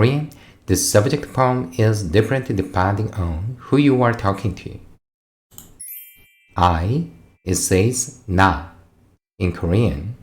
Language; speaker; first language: English; non-native, fluent; Korean